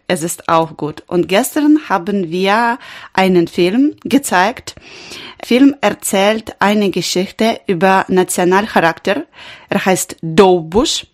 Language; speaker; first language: German; non-native, learner; Ukrainian